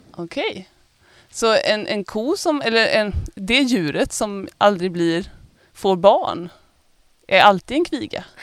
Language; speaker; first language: Swedish; native; Swedish